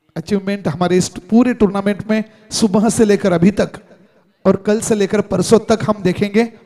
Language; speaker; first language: Hindi; non-native, local second language; Marathi